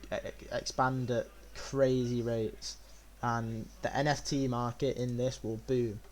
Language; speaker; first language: English; native; English